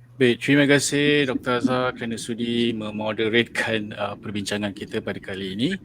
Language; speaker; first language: Malay; native; Malay